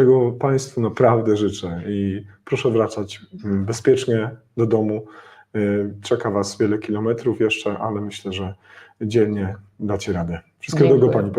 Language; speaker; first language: Polish; native; Polish